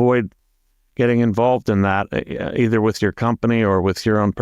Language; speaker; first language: English; native; English